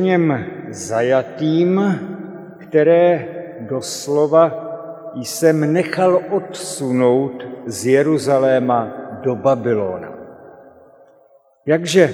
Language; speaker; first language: Czech; native; Czech